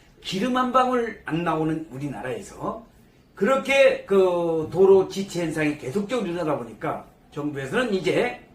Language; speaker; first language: Korean; native; Korean